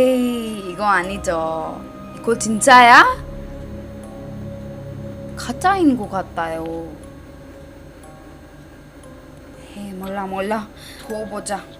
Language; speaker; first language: Korean; non-native, learner; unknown